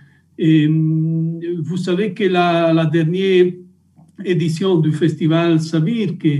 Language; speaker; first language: French; non-native, fluent; Italian